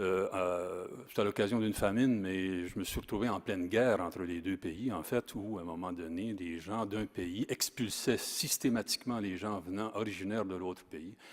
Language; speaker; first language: French; native; French